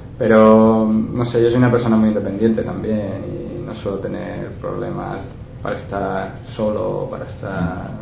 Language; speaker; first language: Spanish; native; Spanish